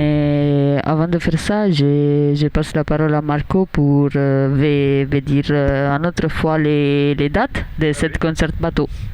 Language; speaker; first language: French; non-native, learner; Italian